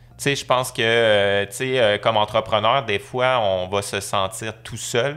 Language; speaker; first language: French; native; French